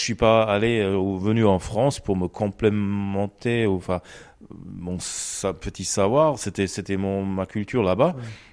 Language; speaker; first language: French; non-native, fluent; German